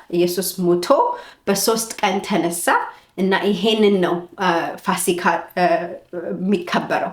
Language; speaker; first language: Amharic; early bilingual, heritage; Amharic